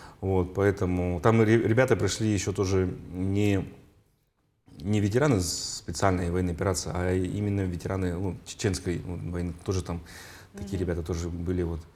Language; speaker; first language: Russian; non-native, local second language; Yakut